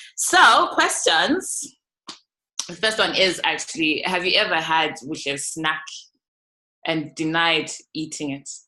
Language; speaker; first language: English; non-native, local second language; North Ndebele